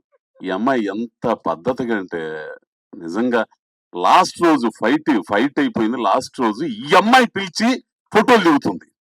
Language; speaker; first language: Telugu; native; Telugu